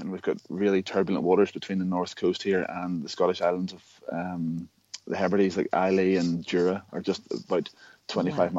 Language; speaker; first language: English; native; English